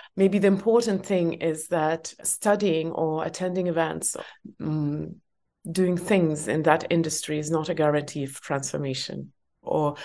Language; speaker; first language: English; non-native, fluent; Estonian